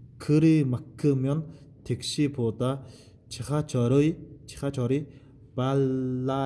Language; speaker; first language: Korean; non-native, fluent; Mongolian